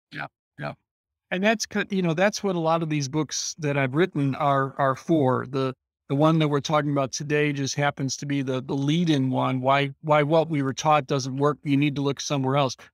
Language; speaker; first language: English; native; English